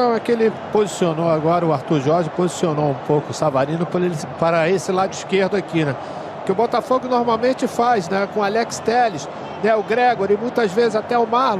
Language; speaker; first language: Portuguese; native; Portuguese